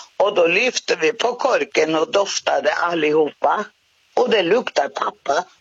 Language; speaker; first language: Swedish; native; Swedish